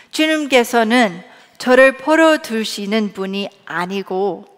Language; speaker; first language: Korean; early bilingual, other home language; English